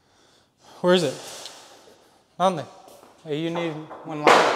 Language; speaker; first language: English; native; English